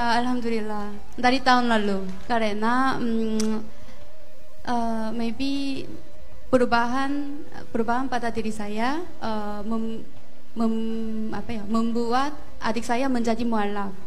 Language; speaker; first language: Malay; non-native, fluent; Korean